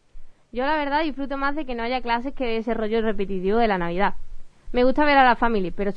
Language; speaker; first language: Spanish; native; Spanish